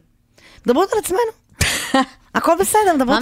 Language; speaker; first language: Hebrew; native; Hebrew